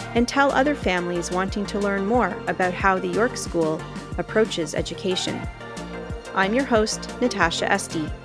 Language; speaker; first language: English; native; English